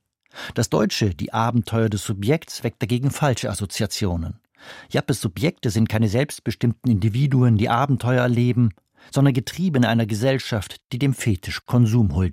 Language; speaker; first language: German; native; German